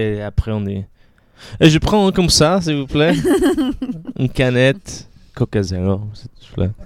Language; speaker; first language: French; non-native, fluent; Spanish